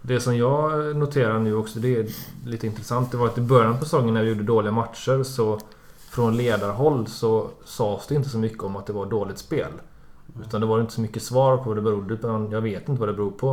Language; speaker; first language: Swedish; native; Swedish